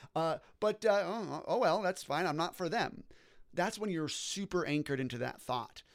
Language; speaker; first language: English; native; English